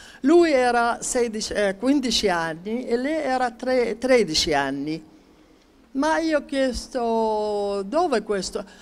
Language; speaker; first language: Italian; non-native, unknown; Arabic